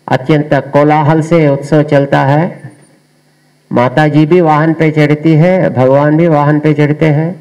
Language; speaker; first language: Hindi; non-native, local second language; Telugu